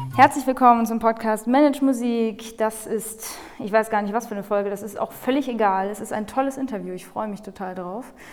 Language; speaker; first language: German; native; German